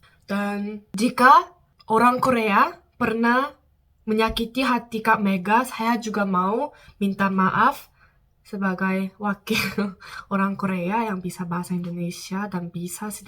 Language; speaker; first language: Indonesian; non-native, fluent; Korean